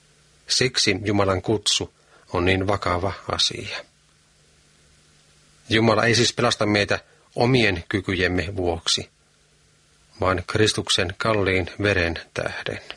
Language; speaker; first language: Finnish; native; Finnish